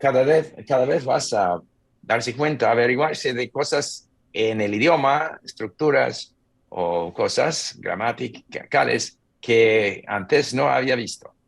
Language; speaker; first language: Spanish; non-native, fluent; English